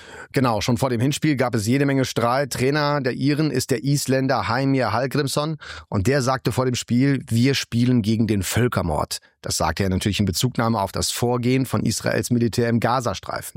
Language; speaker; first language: German; native; German